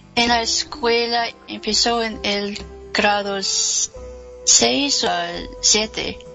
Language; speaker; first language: Spanish; non-native, learner; English